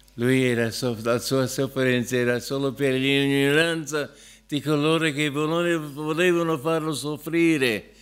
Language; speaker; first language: Italian; non-native, fluent; English